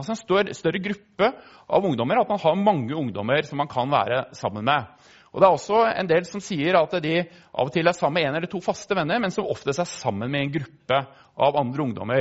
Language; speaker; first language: Norwegian; native; Norwegian